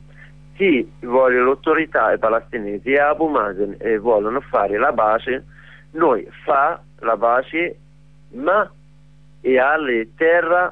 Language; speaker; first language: Italian; non-native, learner; Arabic